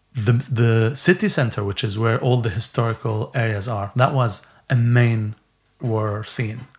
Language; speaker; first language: English; non-native, fluent; Arabic